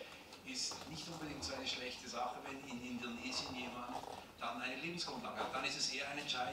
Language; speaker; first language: German; native; German